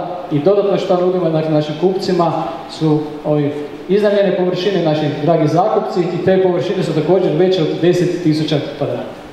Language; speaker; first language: Croatian; native; Croatian